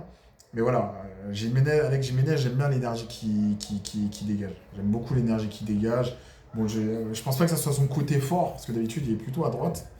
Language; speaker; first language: French; native; French